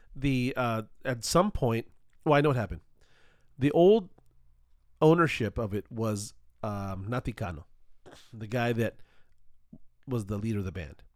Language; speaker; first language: English; early bilingual, other home language; Spanish